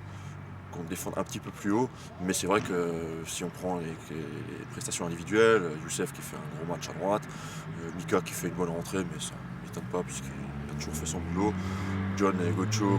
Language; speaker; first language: French; native; French